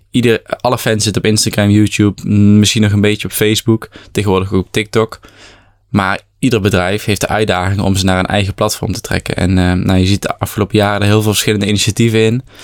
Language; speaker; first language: Dutch; native; Dutch